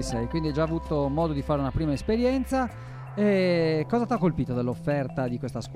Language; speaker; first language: Italian; native; Italian